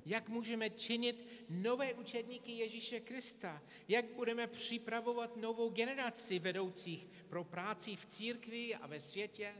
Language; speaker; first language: Czech; non-native, fluent; English